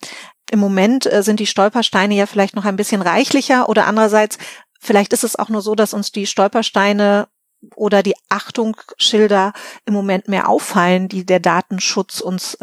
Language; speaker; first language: German; native; German